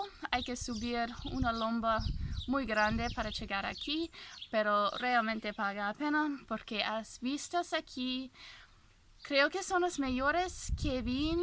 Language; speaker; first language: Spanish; non-native, fluent; English